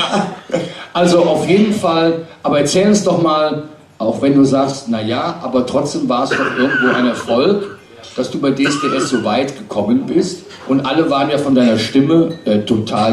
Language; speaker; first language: German; native; German